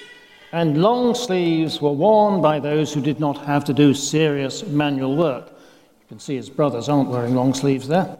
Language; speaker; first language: English; native; English